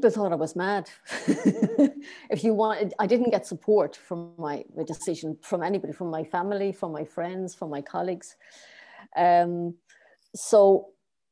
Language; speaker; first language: English; native; English